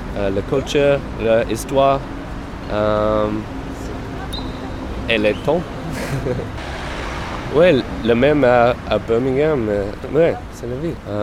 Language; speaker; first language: French; non-native, learner; English